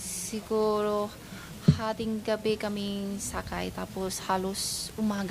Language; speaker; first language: Filipino; non-native, local second language; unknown